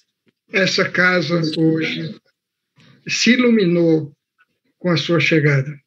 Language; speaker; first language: Portuguese; native; Portuguese